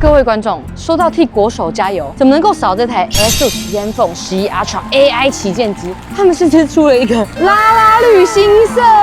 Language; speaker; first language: Chinese; native; Chinese